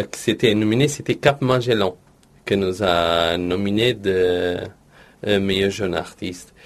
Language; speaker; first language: French; non-native, learner; Portuguese